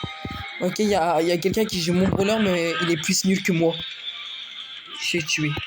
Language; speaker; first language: French; native; French